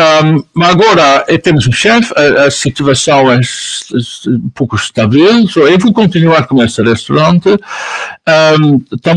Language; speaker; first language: Portuguese; non-native, learner; Dutch